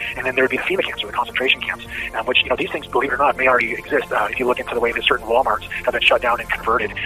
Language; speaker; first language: English; native; English